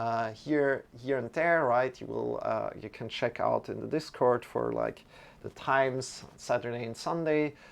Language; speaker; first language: English; non-native, fluent; German